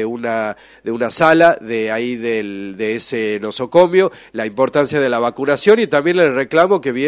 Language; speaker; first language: Spanish; native; Spanish